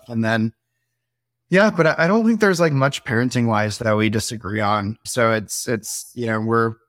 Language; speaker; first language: English; native; English